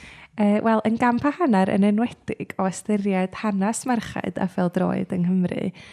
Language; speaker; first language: Welsh; native; Welsh